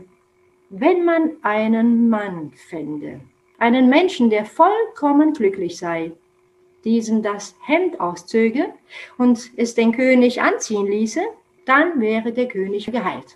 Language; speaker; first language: German; non-native, fluent; Romanian